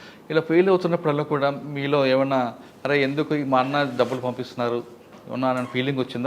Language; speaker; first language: Telugu; native; Telugu